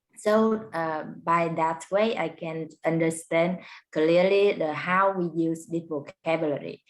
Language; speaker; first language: English; non-native, learner; Vietnamese